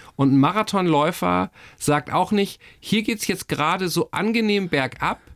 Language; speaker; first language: German; native; German